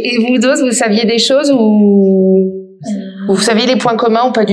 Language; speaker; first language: French; native; French